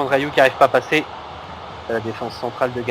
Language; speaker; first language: French; native; French